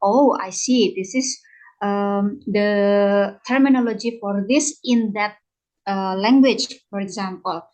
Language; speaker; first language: English; non-native, fluent; Indonesian